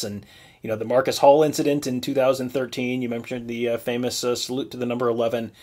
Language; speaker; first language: English; native; English